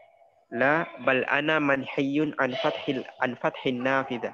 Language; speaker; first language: Arabic; non-native, learner; Indonesian